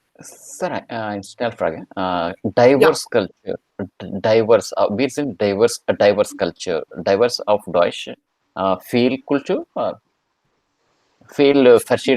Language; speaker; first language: German; non-native, learner; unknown